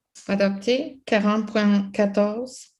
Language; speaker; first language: French; non-native, local second language; English